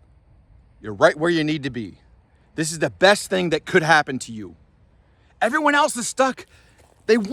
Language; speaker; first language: English; native; English